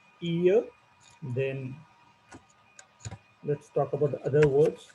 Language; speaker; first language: English; non-native, local second language; Marathi